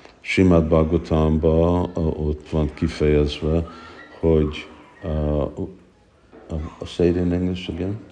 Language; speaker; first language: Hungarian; early bilingual, heritage; Hungarian